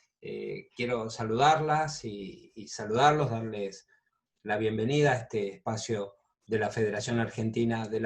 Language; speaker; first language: Spanish; native; Spanish